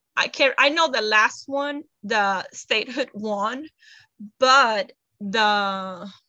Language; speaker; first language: English; non-native, fluent; Spanish